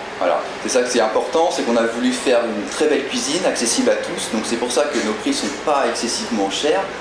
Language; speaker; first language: French; native; French